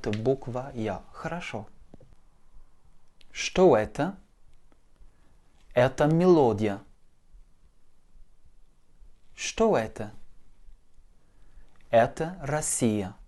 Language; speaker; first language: Russian; non-native, fluent; French